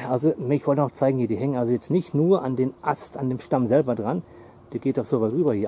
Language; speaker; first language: German; native; German